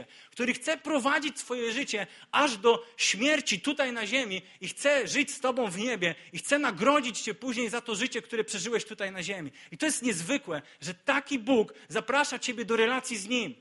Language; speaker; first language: Polish; native; Polish